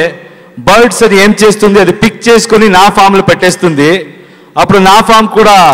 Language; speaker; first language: Telugu; non-native, learner; Kannada